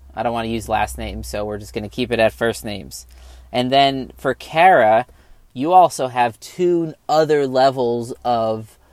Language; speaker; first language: English; native; English